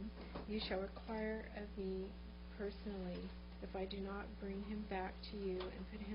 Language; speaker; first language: English; native; English